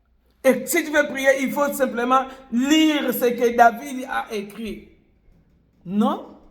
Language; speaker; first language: French; non-native, local second language; Lingala